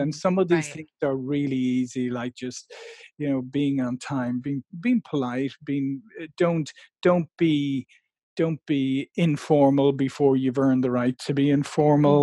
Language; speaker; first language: English; native; English